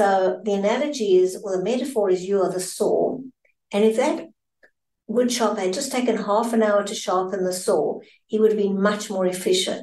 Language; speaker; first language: English; native; English